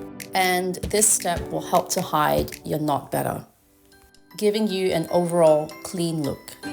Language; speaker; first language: English; native; English